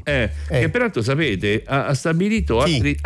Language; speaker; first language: Italian; native; Italian